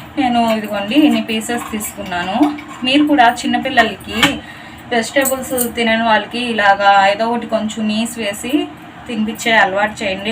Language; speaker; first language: Telugu; non-native, local second language; Urdu